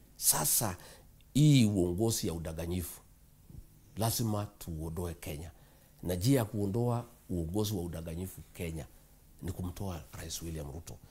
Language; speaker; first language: Swahili; non-native, local second language; Kikuyu